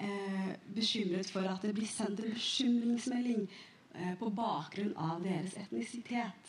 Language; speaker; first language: Norwegian; early bilingual, other home language; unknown